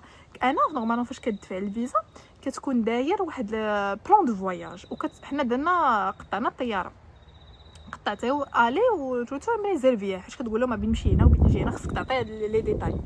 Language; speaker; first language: Arabic; native; Arabic